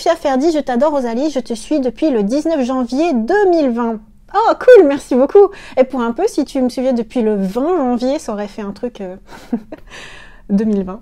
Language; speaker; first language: French; native; French